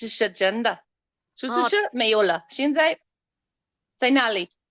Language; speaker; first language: Chinese; non-native, learner; English